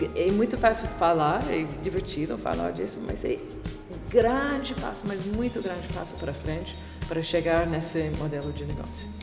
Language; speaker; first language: Portuguese; non-native, fluent; English